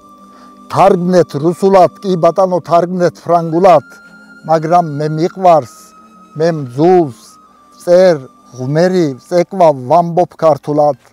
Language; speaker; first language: Georgian; early bilingual, heritage; Georgian